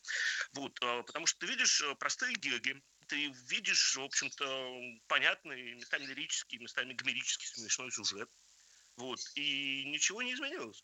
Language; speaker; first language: Russian; native; Russian